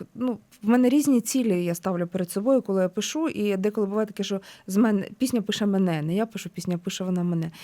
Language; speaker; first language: Ukrainian; native; Ukrainian